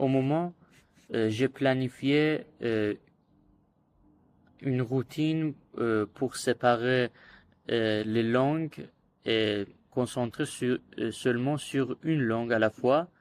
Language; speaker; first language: French; non-native, learner; Azerbaijani